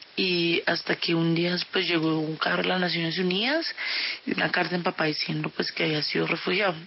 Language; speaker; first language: Spanish; early bilingual, other home language; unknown